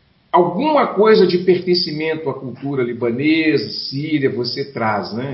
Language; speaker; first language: Portuguese; native; Portuguese